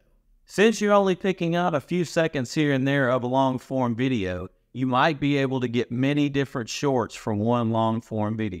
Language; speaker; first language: English; native; English